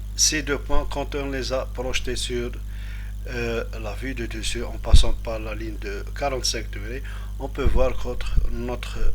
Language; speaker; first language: French; non-native, local second language; Arabic